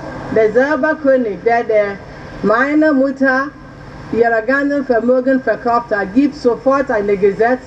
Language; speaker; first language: German; non-native, learner; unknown